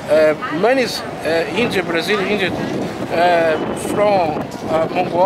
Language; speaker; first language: English; non-native, learner; Portuguese